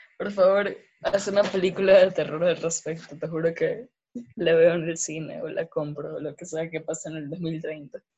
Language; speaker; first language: Spanish; native; Spanish